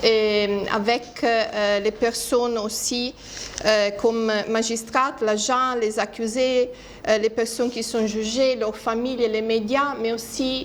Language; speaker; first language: French; non-native, fluent; Italian